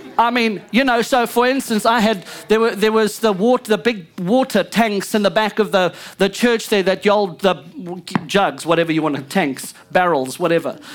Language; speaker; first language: English; native; English